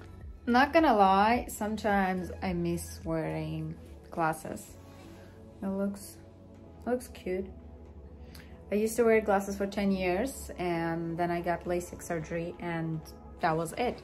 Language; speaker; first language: English; non-native, fluent; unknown